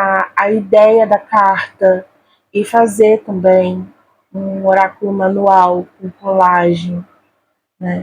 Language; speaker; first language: Portuguese; native; Portuguese